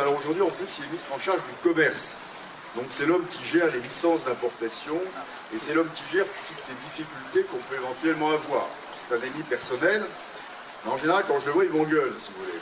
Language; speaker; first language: French; native; French